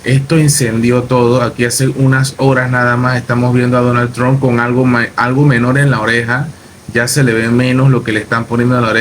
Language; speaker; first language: Spanish; native; Spanish